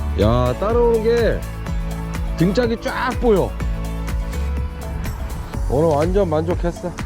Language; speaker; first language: Korean; native; Korean